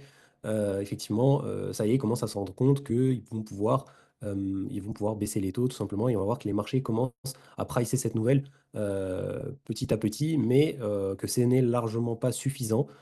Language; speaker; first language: French; native; French